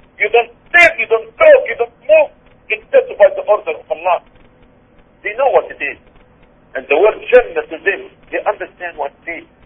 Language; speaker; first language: English; non-native, fluent; Arabic